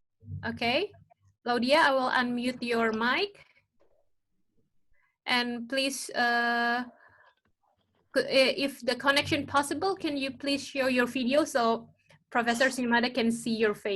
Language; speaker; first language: English; non-native, local second language; Indonesian